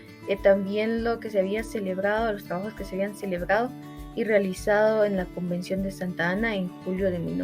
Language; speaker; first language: Spanish; native; Spanish